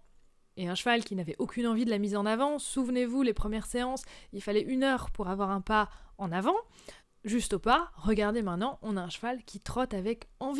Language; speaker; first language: French; native; French